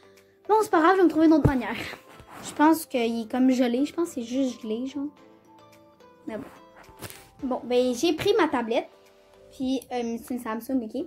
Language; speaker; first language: French; native; French